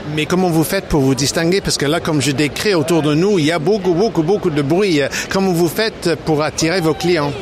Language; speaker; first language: French; non-native, fluent; English